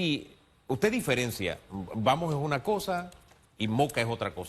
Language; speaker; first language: Spanish; native; Spanish